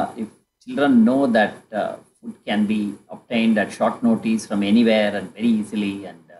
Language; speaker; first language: English; non-native, local second language; Kannada